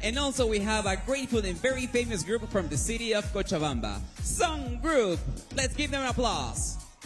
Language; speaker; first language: English; non-native, fluent; Spanish